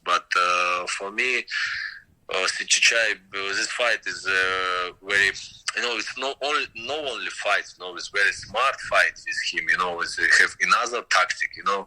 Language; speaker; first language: English; non-native, learner; Russian